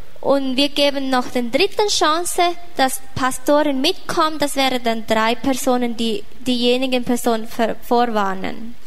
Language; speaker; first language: German; non-native, fluent; Thai